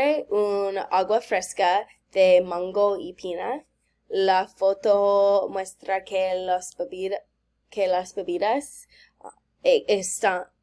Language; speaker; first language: Spanish; non-native, learner; English